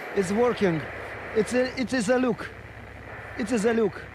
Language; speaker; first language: English; non-native, learner; Russian